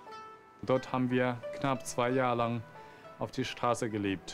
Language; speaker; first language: German; non-native, fluent; Chinese